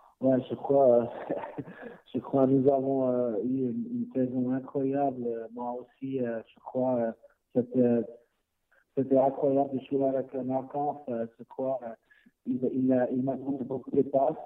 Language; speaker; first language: French; non-native, learner; Swiss German